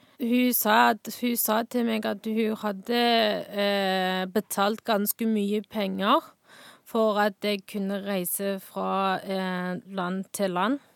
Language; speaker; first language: Norwegian; non-native, fluent; Uyghur